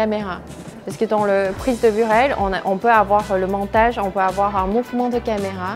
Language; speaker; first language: French; non-native, fluent; Chinese